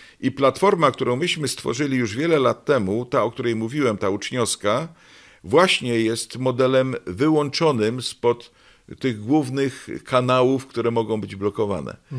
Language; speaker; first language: Polish; native; Polish